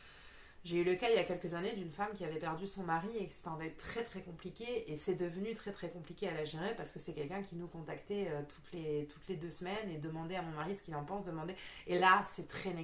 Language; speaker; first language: French; native; French